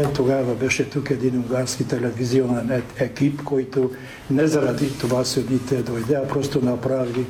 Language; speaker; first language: Bulgarian; non-native, fluent; Hungarian